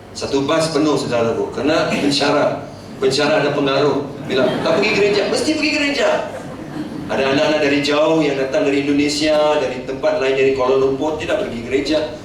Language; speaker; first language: Malay; non-native, local second language; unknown